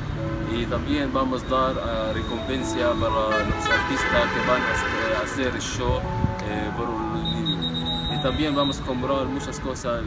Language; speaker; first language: Spanish; non-native, learner; Arabic